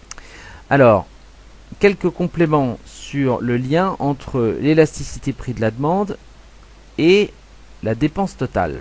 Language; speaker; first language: French; native; French